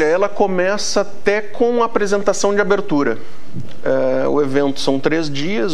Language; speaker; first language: Portuguese; native; Portuguese